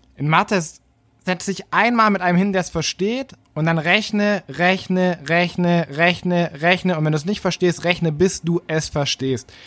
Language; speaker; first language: German; native; German